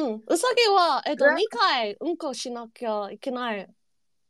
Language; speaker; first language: Japanese; non-native, learner; English